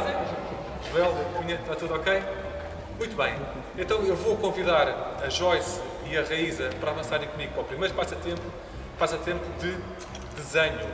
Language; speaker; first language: Portuguese; native; Portuguese